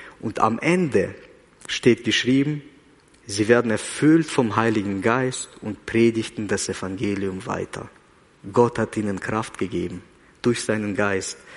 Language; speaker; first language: German; early bilingual, other home language; Russian